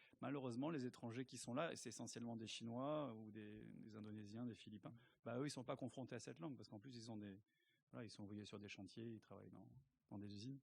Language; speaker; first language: French; native; French